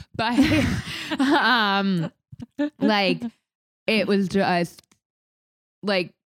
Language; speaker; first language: English; native; English